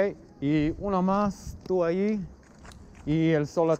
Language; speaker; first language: Spanish; non-native, local second language; English